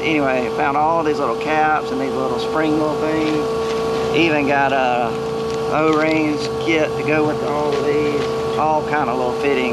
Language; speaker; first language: English; native; English